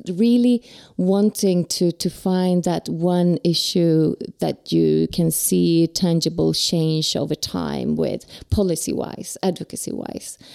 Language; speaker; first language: English; non-native, fluent; Swedish